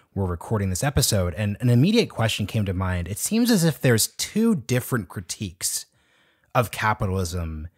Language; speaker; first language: English; native; English